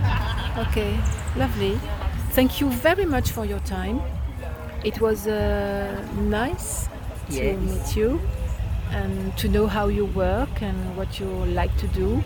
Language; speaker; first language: English; non-native, fluent; French